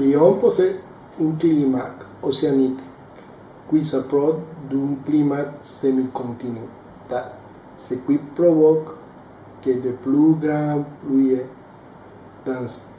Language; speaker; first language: French; non-native, learner; Spanish